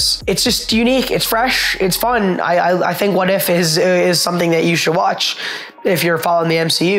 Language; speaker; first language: English; native; English